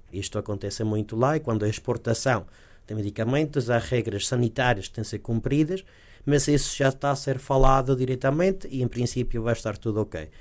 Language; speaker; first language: Portuguese; early bilingual, heritage; Portuguese